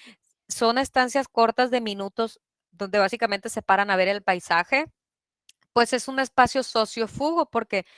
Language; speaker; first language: Spanish; native; Spanish